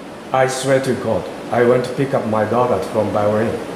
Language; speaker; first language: English; non-native, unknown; Japanese